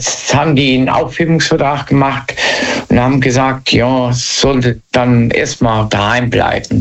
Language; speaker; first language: German; native; German